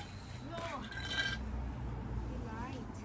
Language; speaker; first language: German; non-native, learner; Filipino